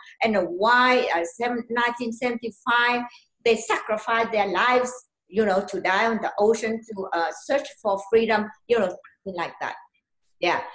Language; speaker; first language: English; non-native, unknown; Vietnamese